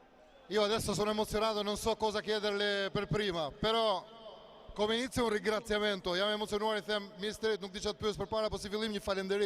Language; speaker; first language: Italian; non-native, fluent; Albanian